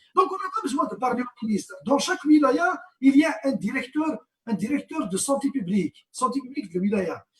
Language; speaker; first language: French; non-native, local second language; Arabic